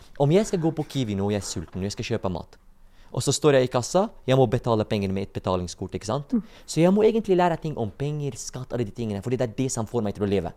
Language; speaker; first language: Norwegian; non-native, fluent; Arabic